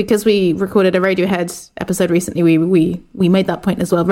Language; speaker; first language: English; native; English